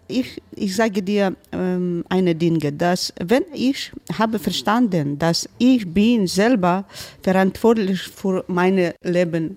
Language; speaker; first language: German; non-native, learner; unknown